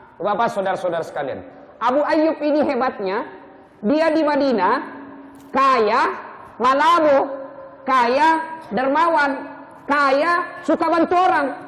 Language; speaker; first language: Indonesian; non-native, local second language; Buginese